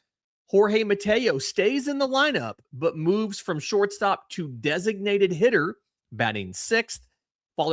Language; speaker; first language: English; native; English